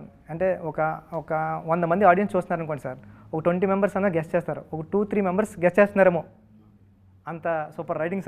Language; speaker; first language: Telugu; native; Telugu